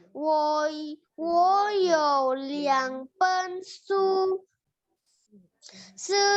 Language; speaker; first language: Chinese; non-native, learner; Indonesian